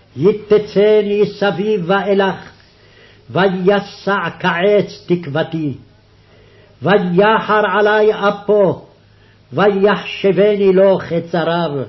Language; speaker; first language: Hebrew; native; Hebrew